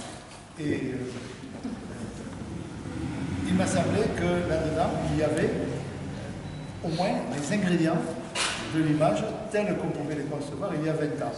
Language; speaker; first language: French; native; French